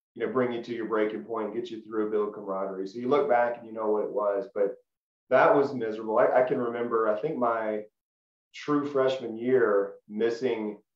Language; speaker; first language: English; native; English